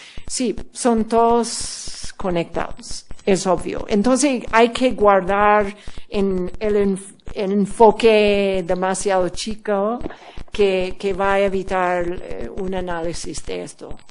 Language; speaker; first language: Spanish; non-native, fluent; English